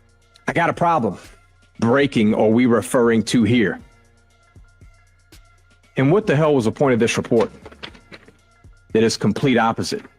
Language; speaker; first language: English; native; English